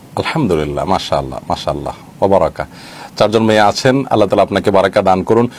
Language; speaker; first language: Bangla; native; Bangla